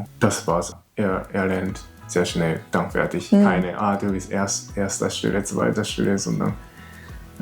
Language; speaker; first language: German; non-native, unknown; Japanese